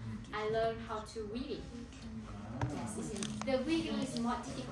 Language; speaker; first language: English; non-native, learner; Hmong